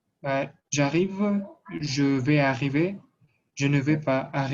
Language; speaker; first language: French; non-native, learner; Russian